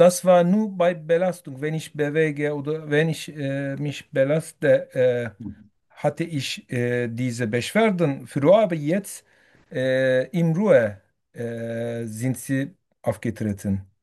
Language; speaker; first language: German; non-native, learner; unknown